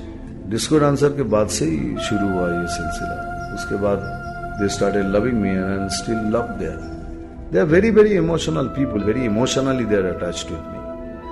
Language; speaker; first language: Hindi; non-native, local second language; Bangla